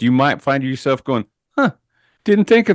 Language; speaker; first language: English; native; English